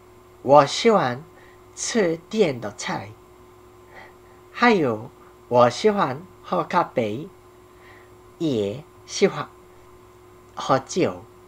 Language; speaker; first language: Chinese; non-native, learner; Korean